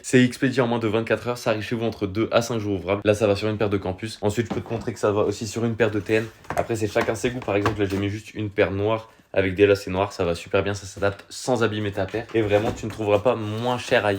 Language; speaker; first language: French; native; French